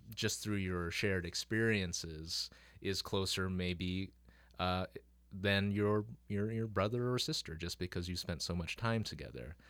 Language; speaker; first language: English; early bilingual, other home language; Filipino